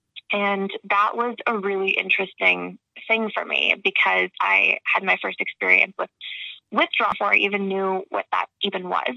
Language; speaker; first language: English; native; English